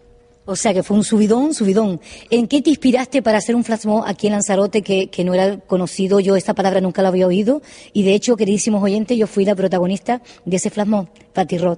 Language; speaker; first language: Spanish; native; Spanish